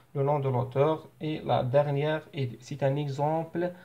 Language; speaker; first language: French; non-native, local second language; Arabic